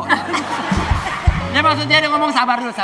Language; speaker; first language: Indonesian; native; Indonesian